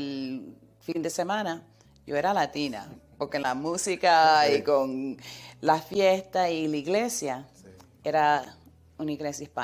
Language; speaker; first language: Spanish; early bilingual, heritage; Spanish